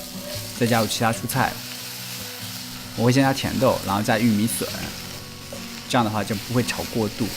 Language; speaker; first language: Chinese; native; Chinese